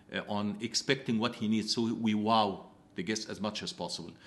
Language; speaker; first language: English; non-native, fluent; Italian